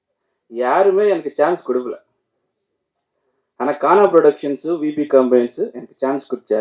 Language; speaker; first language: Tamil; non-native, learner; Telugu